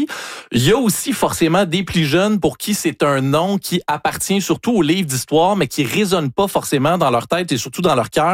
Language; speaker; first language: French; native; French